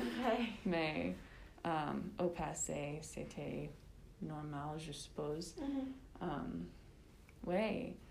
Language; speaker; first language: French; non-native, learner; English